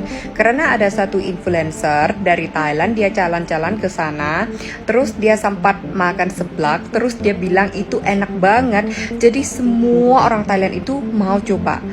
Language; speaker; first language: Indonesian; non-native, learner; Thai